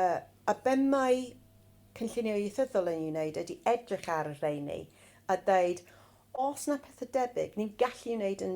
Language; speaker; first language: Welsh; non-native, fluent; English